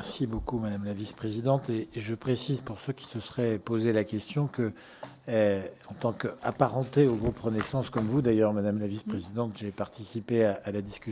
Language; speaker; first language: French; native; French